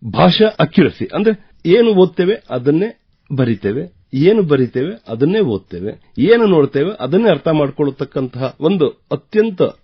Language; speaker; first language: Kannada; native; Kannada